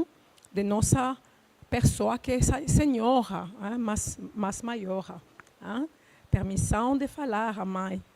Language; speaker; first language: Portuguese; non-native, learner; Luba-Lulua